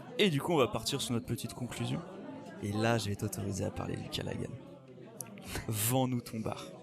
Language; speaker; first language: French; native; French